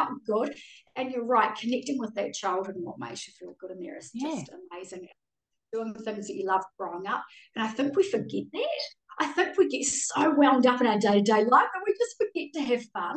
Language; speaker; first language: English; native; English